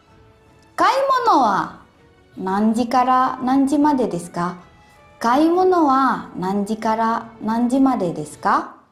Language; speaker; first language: Japanese; non-native, fluent; Indonesian